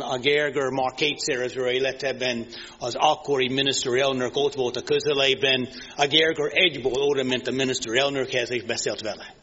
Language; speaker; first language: Hungarian; non-native, fluent; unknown